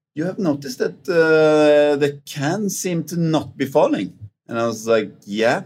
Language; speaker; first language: English; non-native, fluent; Swedish